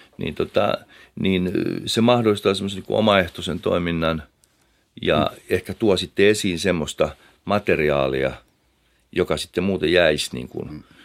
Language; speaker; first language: Finnish; native; Finnish